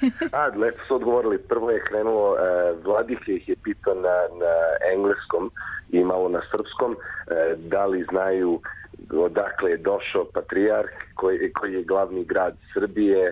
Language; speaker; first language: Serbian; early bilingual, heritage; Croatian